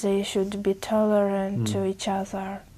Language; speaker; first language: English; non-native, learner; Uzbek